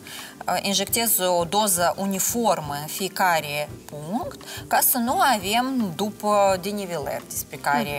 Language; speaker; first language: Romanian; non-native, local second language; Russian